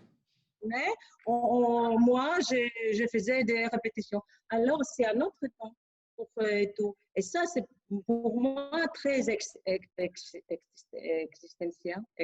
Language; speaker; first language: French; non-native, fluent; Greek